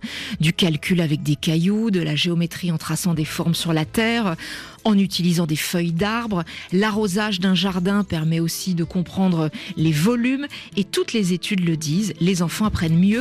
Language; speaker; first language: French; native; French